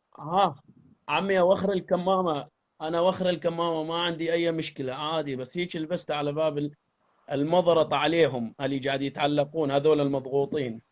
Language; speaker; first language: Arabic; native; Arabic